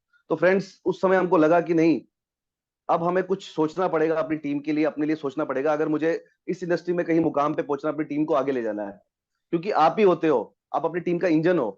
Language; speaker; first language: Hindi; native; Hindi